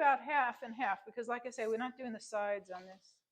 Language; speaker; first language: English; native; English